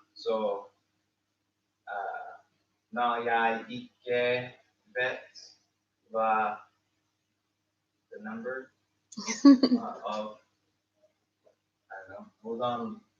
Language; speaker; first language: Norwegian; non-native, learner; English